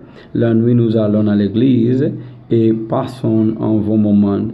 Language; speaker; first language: French; non-native, learner; Spanish